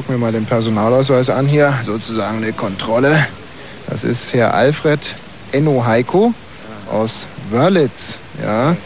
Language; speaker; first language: German; native; German